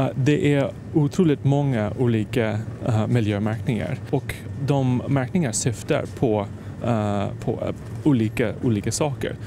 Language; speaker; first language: Swedish; non-native, fluent; English